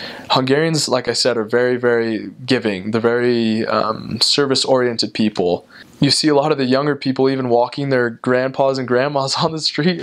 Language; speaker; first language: English; native; English